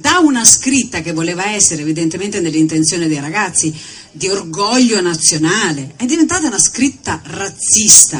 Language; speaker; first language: Italian; native; Italian